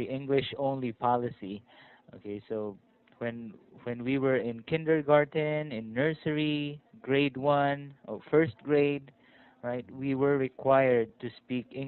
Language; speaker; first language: English; non-native, fluent; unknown